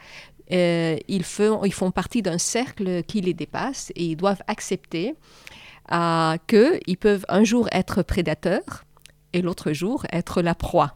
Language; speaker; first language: French; non-native, fluent; Arabic